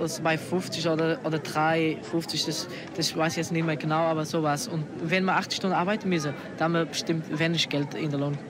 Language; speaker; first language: German; non-native, learner; Portuguese